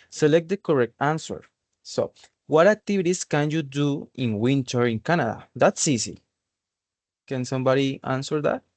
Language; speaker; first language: English; non-native, learner; Spanish